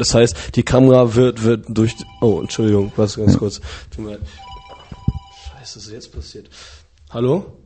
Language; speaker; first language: German; native; German